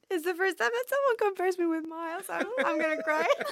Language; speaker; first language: English; non-native, fluent; Spanish